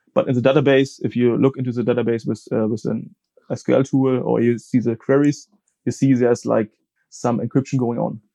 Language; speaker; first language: English; non-native, fluent; German